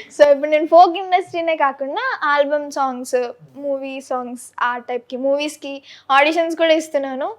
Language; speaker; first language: Telugu; native; Telugu